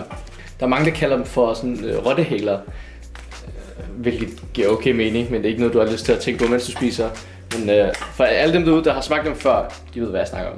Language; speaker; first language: Danish; early bilingual, other home language; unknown